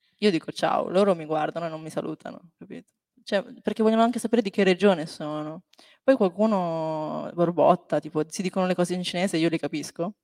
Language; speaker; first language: Italian; early bilingual, other home language; Chinese